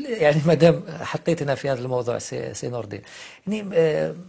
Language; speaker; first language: Arabic; native; Arabic